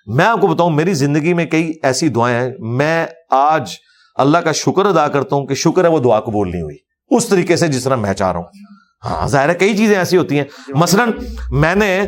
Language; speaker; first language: Urdu; non-native, local second language; Punjabi